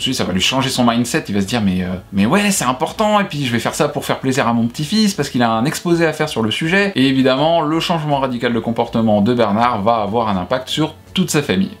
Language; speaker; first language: French; native; French